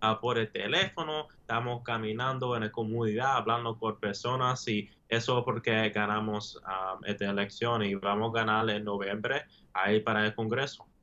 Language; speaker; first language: Spanish; early bilingual, heritage; English